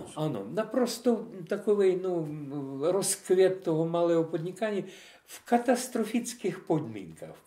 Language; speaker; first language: Czech; non-native, fluent; Russian